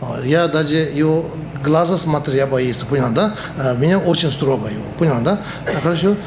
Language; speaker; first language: Russian; non-native, learner; Tibetan